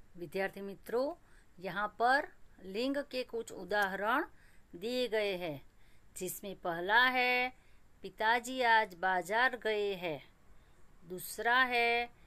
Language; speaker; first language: Hindi; non-native, local second language; Gujarati